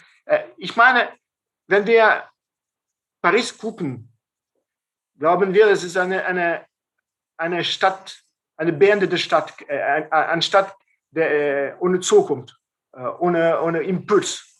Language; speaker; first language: German; non-native, fluent; French